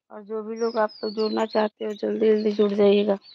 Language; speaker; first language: Hindi; native; Hindi